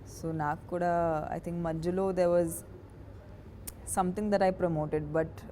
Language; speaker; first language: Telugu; non-native, fluent; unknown